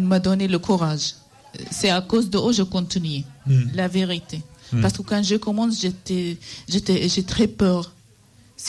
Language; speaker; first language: French; non-native, learner; Arabic